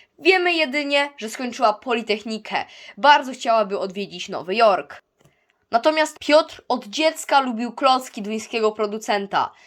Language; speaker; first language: Polish; native; Polish